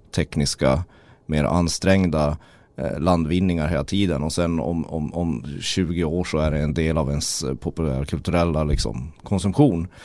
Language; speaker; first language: Swedish; native; Swedish